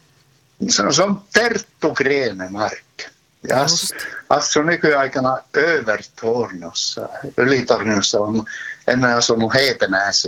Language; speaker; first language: Finnish; native; Finnish